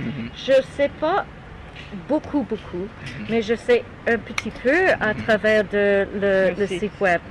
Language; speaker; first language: French; non-native, learner; English